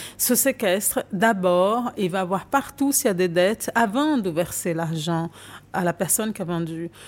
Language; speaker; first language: French; non-native, fluent; Portuguese